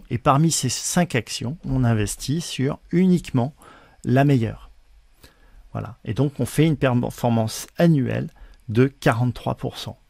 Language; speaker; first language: French; native; French